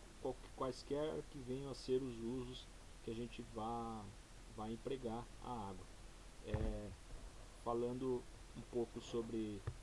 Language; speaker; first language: Portuguese; native; Portuguese